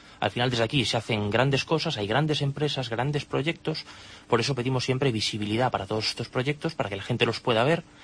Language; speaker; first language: Spanish; native; Spanish